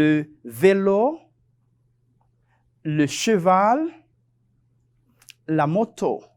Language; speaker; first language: French; non-native, fluent; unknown